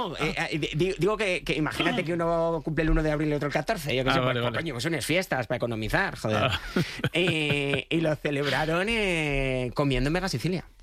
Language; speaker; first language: Spanish; native; Spanish